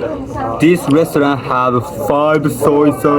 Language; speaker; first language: English; non-native, learner; Japanese